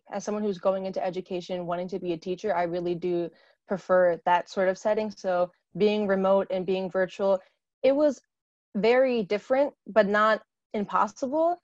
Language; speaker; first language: English; native; English